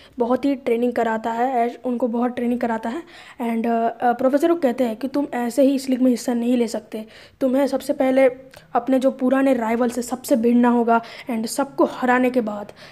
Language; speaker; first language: Hindi; native; Hindi